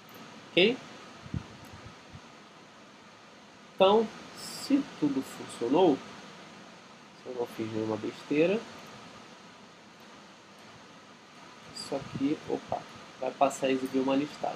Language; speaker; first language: Portuguese; native; Portuguese